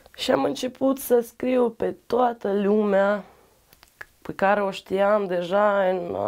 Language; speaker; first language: Romanian; non-native, fluent; Russian